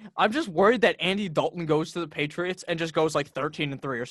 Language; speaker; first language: English; native; English